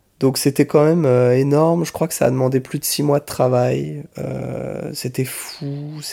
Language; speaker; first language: French; native; French